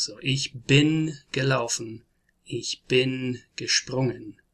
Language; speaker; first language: German; non-native, learner; English